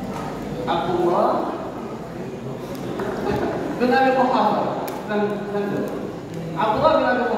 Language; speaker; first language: Indonesian; non-native, learner; Arabic